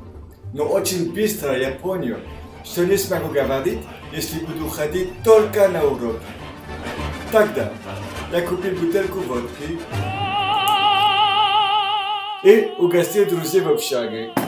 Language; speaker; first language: Russian; non-native, fluent; French